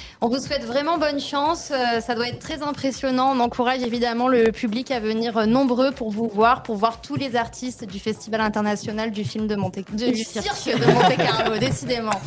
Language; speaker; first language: French; native; French